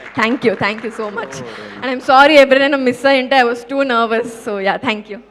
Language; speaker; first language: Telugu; native; Telugu